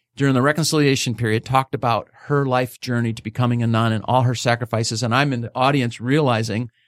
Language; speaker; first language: English; native; English